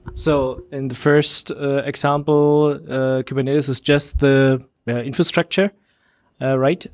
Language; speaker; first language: English; non-native, fluent; German